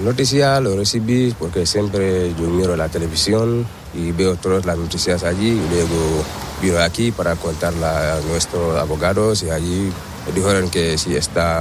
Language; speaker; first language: Spanish; non-native, learner; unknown